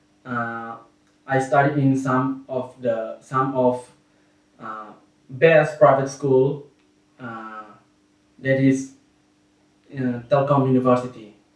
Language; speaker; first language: English; non-native, learner; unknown